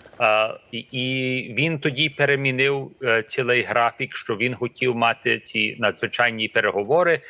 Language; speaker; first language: Ukrainian; early bilingual, heritage; Ukrainian